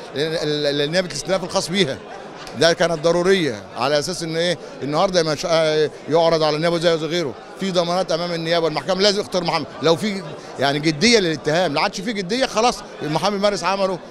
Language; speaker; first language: Arabic; native; Arabic